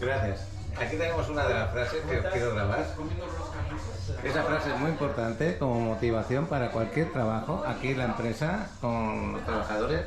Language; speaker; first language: Spanish; native; Spanish